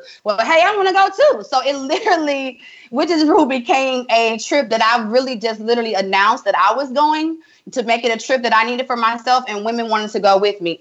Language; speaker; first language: English; native; English